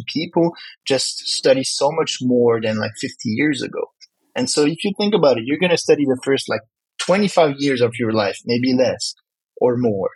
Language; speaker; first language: English; non-native, fluent; French